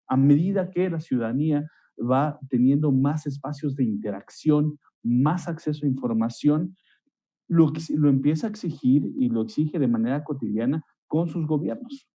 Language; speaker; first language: Spanish; native; Spanish